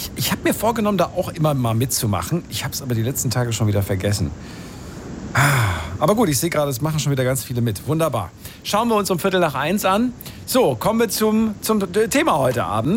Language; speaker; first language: German; native; German